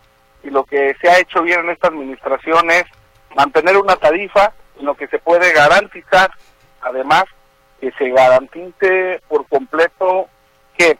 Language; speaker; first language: Spanish; native; Spanish